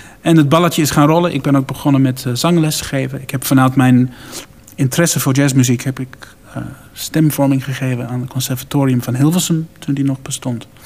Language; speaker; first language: Dutch; non-native, fluent; English